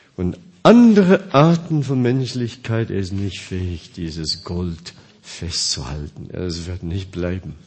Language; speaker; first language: German; non-native, fluent; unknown